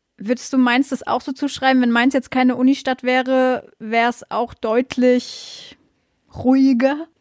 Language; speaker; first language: German; native; German